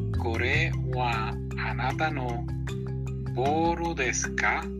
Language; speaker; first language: Japanese; non-native, learner; English